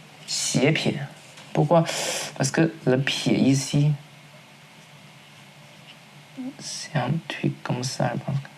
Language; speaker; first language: French; non-native, learner; Chinese